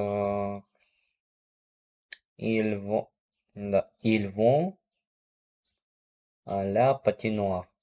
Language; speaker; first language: French; non-native, learner; Russian